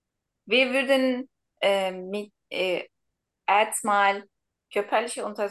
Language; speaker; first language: German; non-native, learner; Turkish